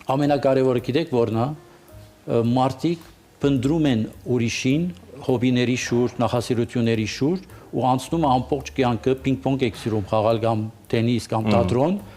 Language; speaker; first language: Armenian; early bilingual, heritage; Armenian